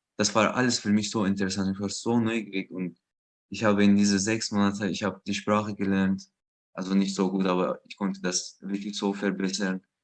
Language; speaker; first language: German; non-native, learner; Persian